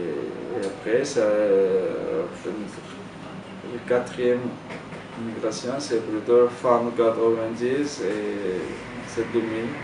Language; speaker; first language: French; non-native, fluent; Georgian